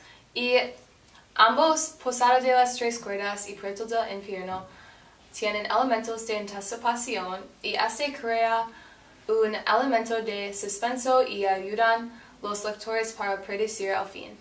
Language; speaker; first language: Spanish; non-native, learner; English